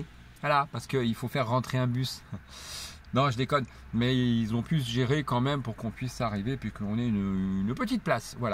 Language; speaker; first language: French; native; French